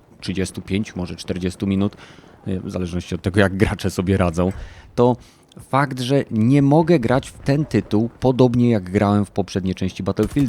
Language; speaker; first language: Polish; native; Polish